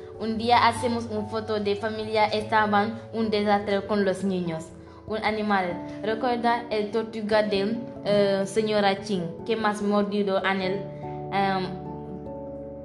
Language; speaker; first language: Spanish; non-native, learner; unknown